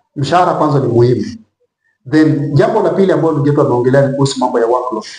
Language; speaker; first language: Swahili; native; Swahili